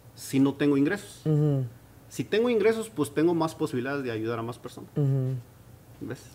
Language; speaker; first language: Spanish; non-native, local second language; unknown